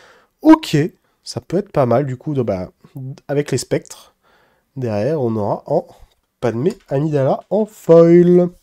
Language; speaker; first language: French; native; French